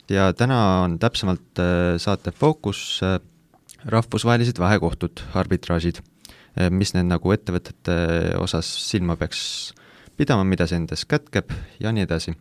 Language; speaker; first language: Estonian; native; Estonian